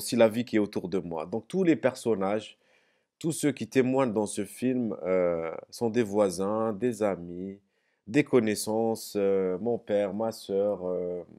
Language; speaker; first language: French; non-native, local second language; Arabic